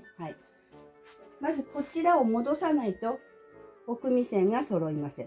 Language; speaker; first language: Japanese; native; Japanese